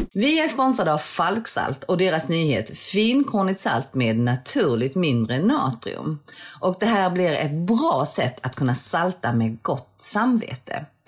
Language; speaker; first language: Swedish; early bilingual, other home language; Korean